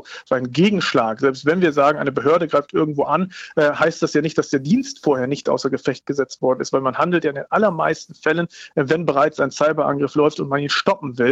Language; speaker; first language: German; native; German